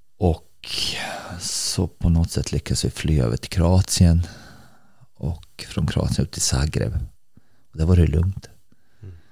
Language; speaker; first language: Swedish; early bilingual, other home language; Bosnian